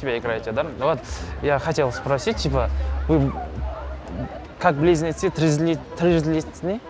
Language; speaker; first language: Russian; non-native, local second language; Kazakh